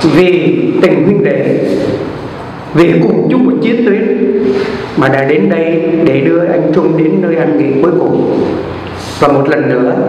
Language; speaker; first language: Vietnamese; native; Vietnamese